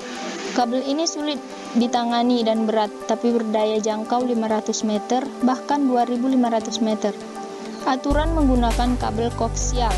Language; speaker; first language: Indonesian; native; Indonesian